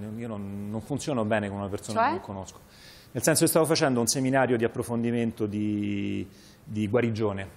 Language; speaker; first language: Italian; native; Italian